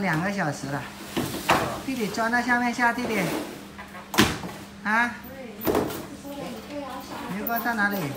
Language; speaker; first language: Chinese; non-native, local second language; Cantonese